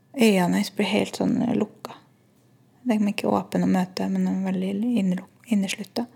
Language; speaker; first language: Norwegian; native; Norwegian